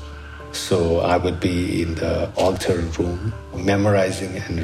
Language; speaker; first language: English; non-native, local second language; Sherpa